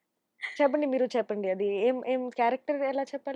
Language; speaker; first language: Telugu; non-native, learner; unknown